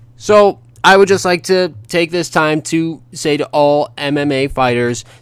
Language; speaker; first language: English; native; English